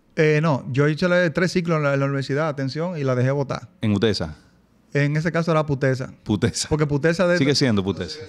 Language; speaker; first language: Spanish; native; Spanish